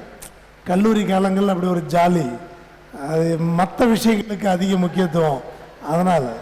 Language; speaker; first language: Tamil; native; Tamil